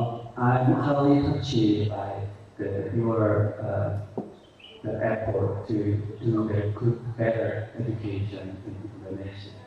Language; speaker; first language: English; non-native, fluent; Korean